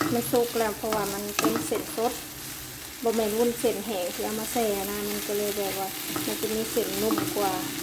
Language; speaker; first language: Thai; native; Thai